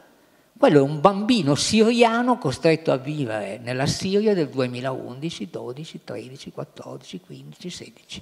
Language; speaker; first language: Italian; native; Italian